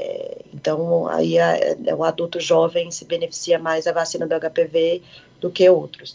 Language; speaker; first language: Portuguese; native; Portuguese